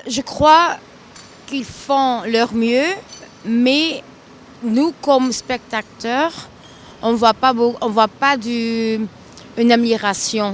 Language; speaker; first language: French; non-native, fluent; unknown